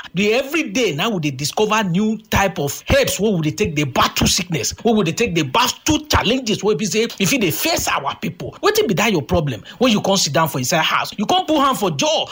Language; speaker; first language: Nigerian Pidgin; native; Nigerian Pidgin